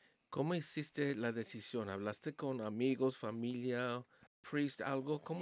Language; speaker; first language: Spanish; early bilingual, heritage; Spanish